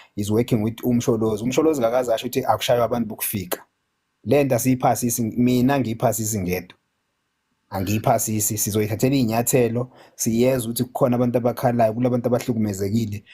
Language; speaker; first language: Zulu; native; Zulu